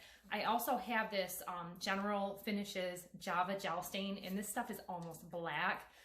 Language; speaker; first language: English; native; English